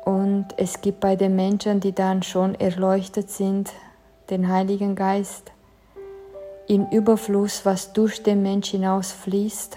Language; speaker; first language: German; non-native, fluent; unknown